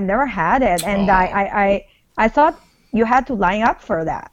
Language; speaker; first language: English; non-native, fluent; Chinese